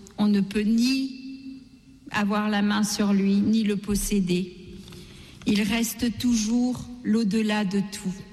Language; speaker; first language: French; non-native, local second language; Gujarati